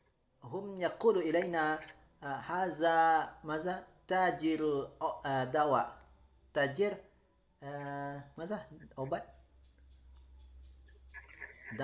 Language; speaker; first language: Arabic; non-native, learner; Indonesian